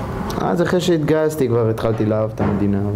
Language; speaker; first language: Hebrew; early bilingual, heritage; Hebrew